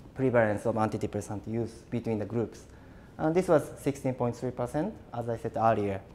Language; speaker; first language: English; non-native, fluent; Japanese